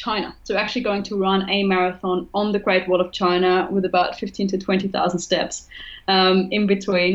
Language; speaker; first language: English; non-native, fluent; German